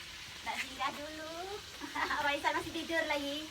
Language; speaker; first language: Indonesian; non-native, local second language; Javanese